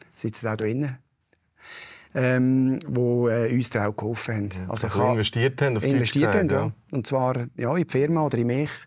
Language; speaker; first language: German; native; German